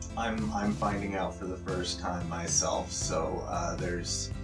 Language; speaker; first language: English; native; English